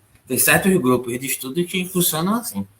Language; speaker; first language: Portuguese; native; Portuguese